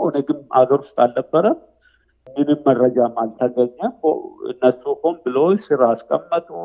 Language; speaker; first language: Amharic; non-native, local second language; Oromo